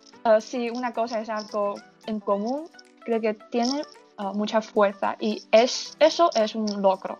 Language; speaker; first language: Spanish; non-native, learner; Chinese